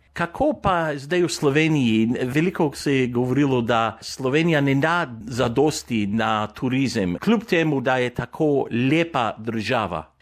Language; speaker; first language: Slovenian; early bilingual, heritage; Slovenian